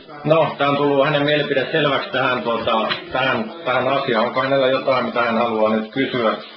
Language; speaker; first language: Finnish; native; Finnish